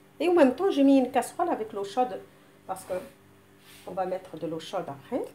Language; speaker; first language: French; non-native, local second language; Arabic